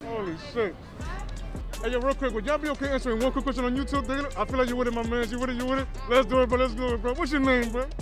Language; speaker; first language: English; early bilingual, other home language; Spanish